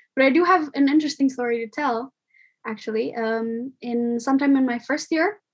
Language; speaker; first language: English; non-native, fluent; Indonesian